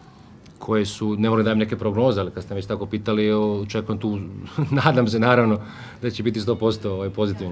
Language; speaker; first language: Serbian; native; Serbian